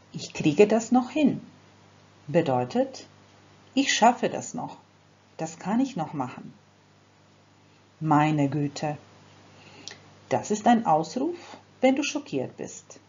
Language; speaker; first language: German; non-native, fluent; Croatian